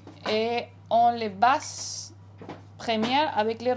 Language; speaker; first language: French; non-native, fluent; Spanish